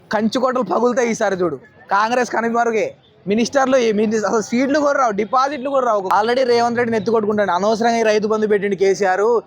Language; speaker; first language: Telugu; native; Telugu